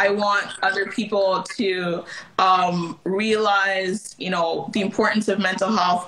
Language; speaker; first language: English; early bilingual, other home language; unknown